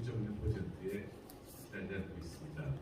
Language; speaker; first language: Korean; native; Korean